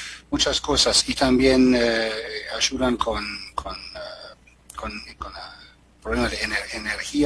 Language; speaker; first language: Spanish; non-native, fluent; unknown